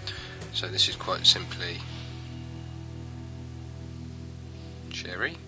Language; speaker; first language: English; native; English